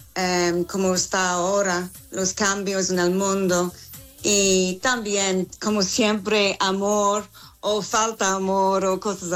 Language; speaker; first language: Spanish; non-native, fluent; English